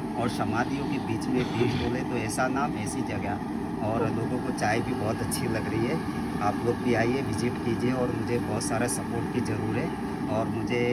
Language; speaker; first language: Hindi; non-native, local second language; Gujarati